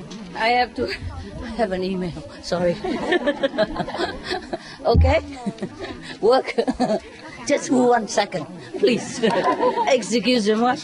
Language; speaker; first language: English; non-native, fluent; Vietnamese